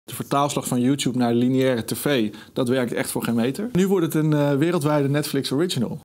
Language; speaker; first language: Dutch; native; Dutch